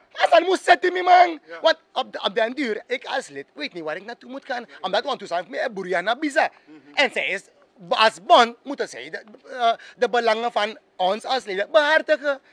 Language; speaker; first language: Dutch; native; Dutch